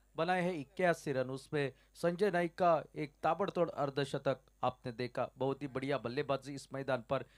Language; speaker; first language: Hindi; non-native, local second language; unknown